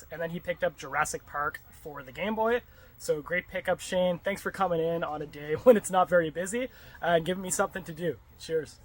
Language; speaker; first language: English; native; English